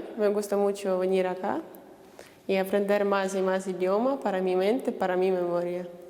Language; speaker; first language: Spanish; non-native, learner; Ukrainian